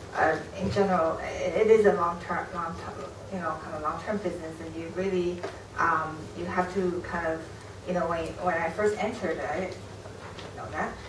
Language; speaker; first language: English; non-native, fluent; Chinese